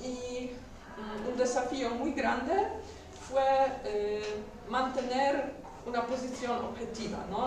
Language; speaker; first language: Spanish; non-native, learner; Polish